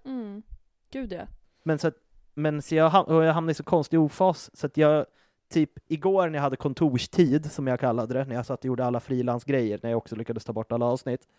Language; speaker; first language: Swedish; native; Swedish